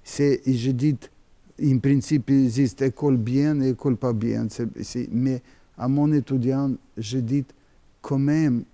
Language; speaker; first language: French; non-native, learner; Russian